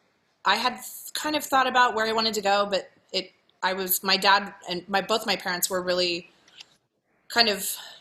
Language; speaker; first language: English; native; English